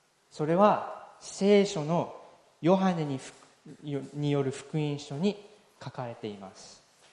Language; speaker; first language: Japanese; native; Japanese